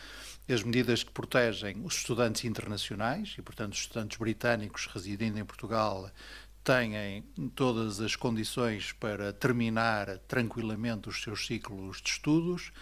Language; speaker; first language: Portuguese; native; Portuguese